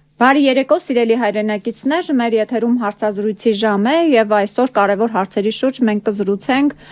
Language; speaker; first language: Armenian; native; Armenian